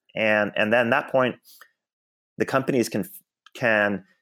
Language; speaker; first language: English; non-native, fluent; Swedish